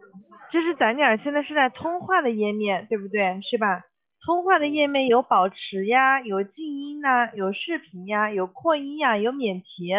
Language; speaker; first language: Chinese; native; Chinese